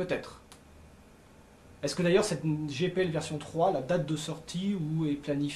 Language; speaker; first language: French; native; French